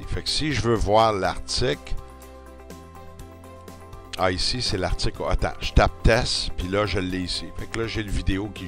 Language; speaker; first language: French; native; French